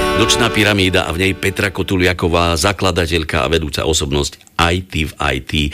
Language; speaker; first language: Slovak; native; Slovak